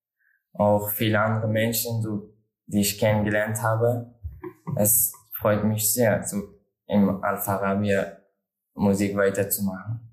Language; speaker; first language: German; non-native, learner; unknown